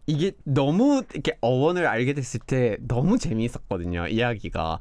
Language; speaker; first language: Korean; non-native, fluent; English